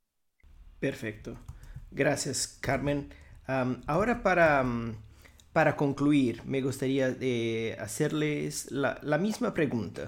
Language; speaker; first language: Spanish; non-native, fluent; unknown